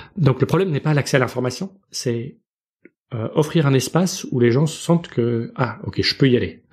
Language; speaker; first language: French; native; French